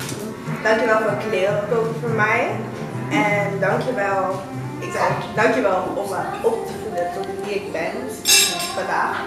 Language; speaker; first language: Dutch; early bilingual, other home language; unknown